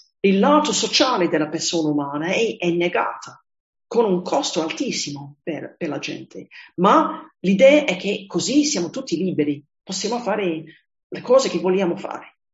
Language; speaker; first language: Italian; non-native, fluent; English